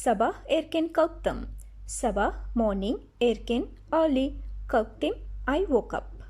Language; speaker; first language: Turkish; non-native, fluent; Bangla